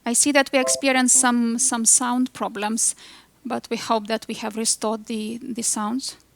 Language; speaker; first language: English; non-native, fluent; Lithuanian